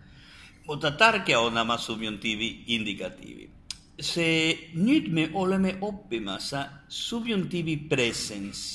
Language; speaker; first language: Finnish; non-native, fluent; Spanish